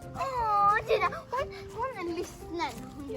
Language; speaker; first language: Swedish; early bilingual, other home language; Urdu